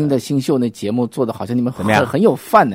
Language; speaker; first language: Chinese; native; Chinese